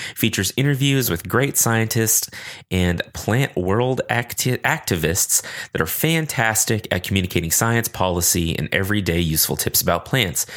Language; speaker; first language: English; native; English